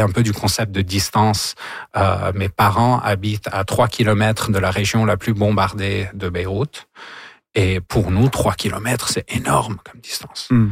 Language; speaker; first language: French; non-native, local second language; Arabic